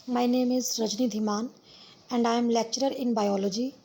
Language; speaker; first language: English; non-native, local second language; Punjabi